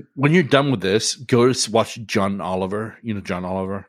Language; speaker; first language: English; native; English